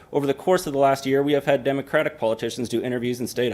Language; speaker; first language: English; native; English